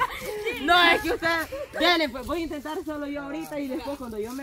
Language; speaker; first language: Spanish; native; Spanish